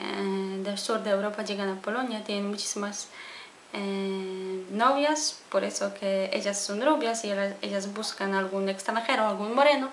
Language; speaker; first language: Spanish; non-native, fluent; Polish